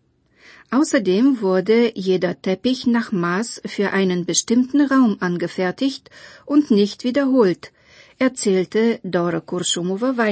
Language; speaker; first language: German; non-native, fluent; Bulgarian